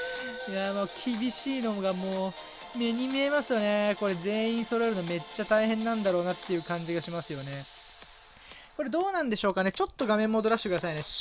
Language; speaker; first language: Japanese; native; Japanese